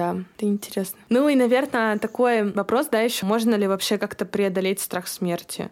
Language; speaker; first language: Russian; native; Russian